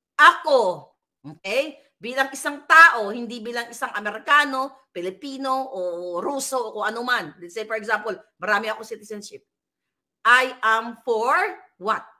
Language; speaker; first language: Filipino; native; Filipino